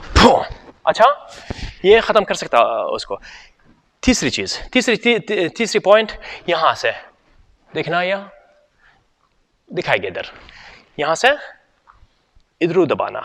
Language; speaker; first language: Hindi; non-native, learner; Arabic